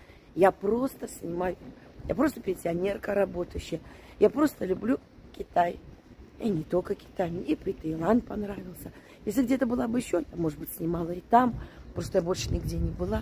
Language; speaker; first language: Russian; native; Russian